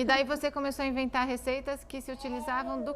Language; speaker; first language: Portuguese; native; Portuguese